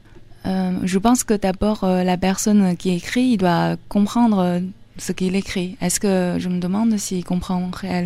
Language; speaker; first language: French; non-native, fluent; Chinese